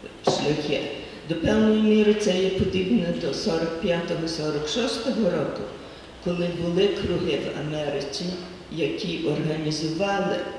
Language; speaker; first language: Ukrainian; early bilingual, heritage; Ukrainian